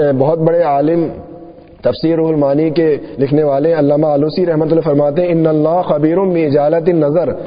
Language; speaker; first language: Urdu; non-native, local second language; Sindhi